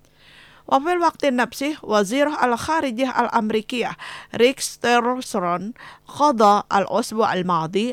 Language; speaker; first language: Arabic; non-native, fluent; Indonesian